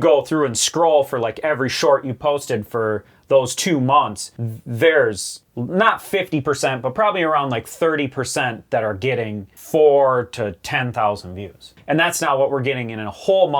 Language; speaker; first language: English; native; English